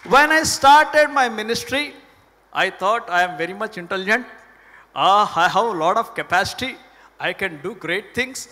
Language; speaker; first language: English; non-native, local second language; Telugu